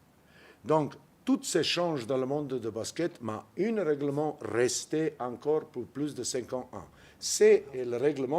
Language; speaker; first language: French; non-native, fluent; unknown